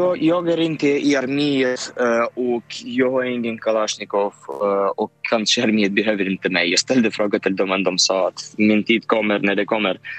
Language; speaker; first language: Swedish; non-native, fluent; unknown